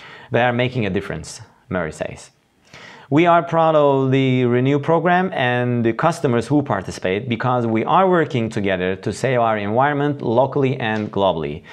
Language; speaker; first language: English; non-native, fluent; Turkish